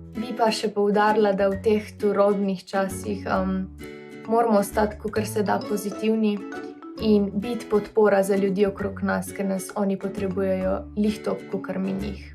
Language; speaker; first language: Slovenian; native; Slovenian